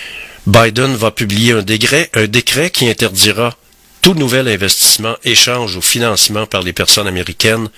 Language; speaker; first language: French; native; French